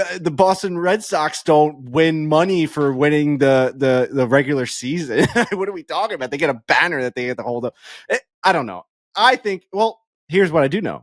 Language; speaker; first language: English; native; English